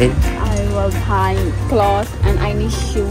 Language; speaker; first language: English; non-native, learner; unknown